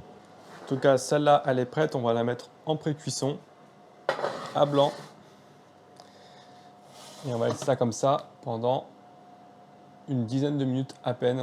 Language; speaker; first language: French; native; French